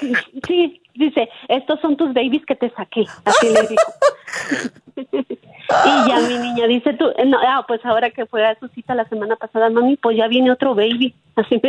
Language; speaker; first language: Spanish; native; Spanish